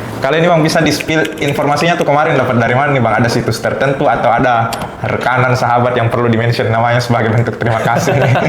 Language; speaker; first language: Indonesian; native; Indonesian